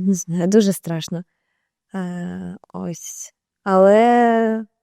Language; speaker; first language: Ukrainian; native; Ukrainian